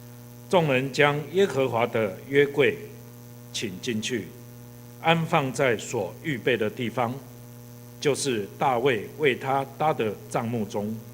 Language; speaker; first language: Chinese; native; Chinese